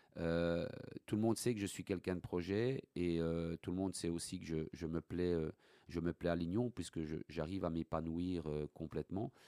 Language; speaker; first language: French; early bilingual, other home language; Italian